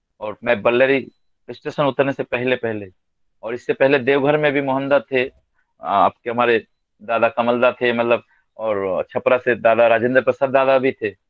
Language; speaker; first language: Hindi; non-native, local second language; Bangla